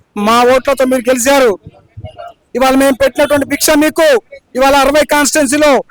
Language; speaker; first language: Telugu; non-native, local second language; Lambadi